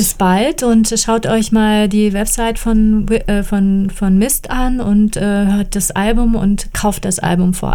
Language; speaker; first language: German; native; German